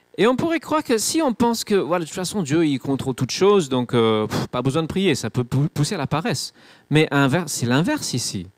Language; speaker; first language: French; non-native, fluent; English